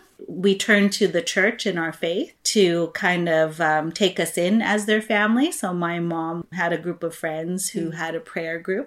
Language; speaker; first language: English; non-native, local second language; Filipino